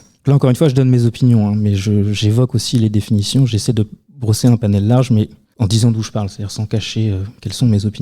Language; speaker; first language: French; native; French